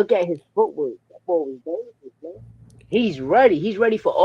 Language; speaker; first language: English; native; English